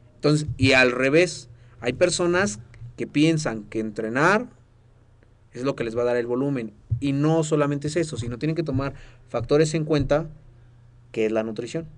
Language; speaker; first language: Spanish; native; Spanish